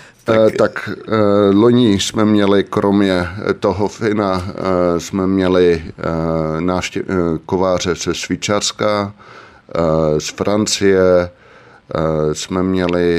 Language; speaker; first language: Czech; non-native, fluent; Dutch